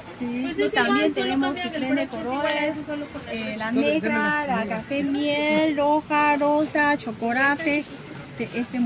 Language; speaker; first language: Spanish; non-native, learner; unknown